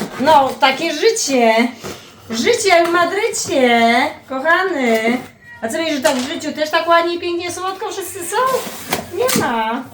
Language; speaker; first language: Polish; native; Polish